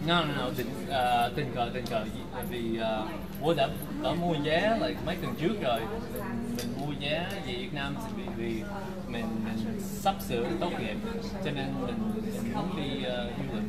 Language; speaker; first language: Vietnamese; early bilingual, heritage; Vietnamese